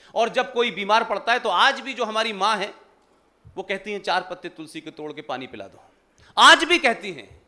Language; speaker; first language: Hindi; native; Hindi